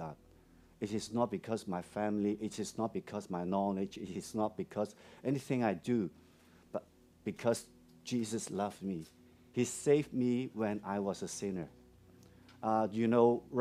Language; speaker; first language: English; non-native, local second language; Cantonese